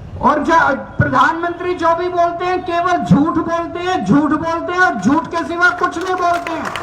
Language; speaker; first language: Hindi; native; Hindi